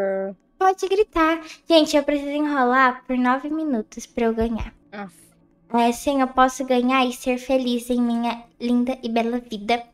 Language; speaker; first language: Portuguese; native; Portuguese